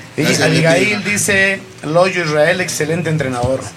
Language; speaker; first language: Spanish; native; Spanish